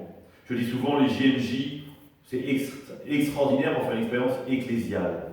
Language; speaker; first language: French; native; French